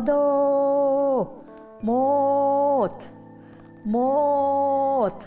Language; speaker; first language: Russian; non-native, local second language; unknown